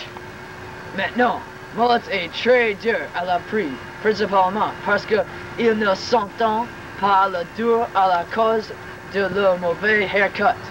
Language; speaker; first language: French; non-native, learner; English